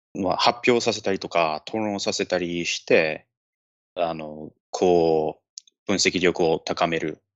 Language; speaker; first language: Japanese; non-native, fluent; English